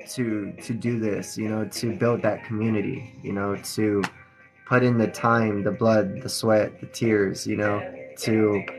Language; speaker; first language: English; native; English